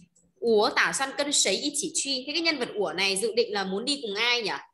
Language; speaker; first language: Vietnamese; native; Vietnamese